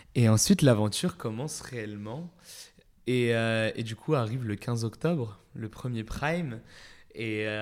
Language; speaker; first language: French; native; French